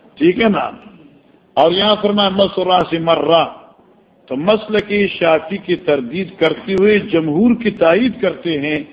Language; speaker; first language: Urdu; non-native, local second language; Northern Hindko